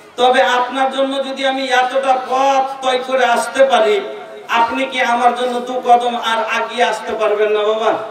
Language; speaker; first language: Bangla; non-native, local second language; Bhojpuri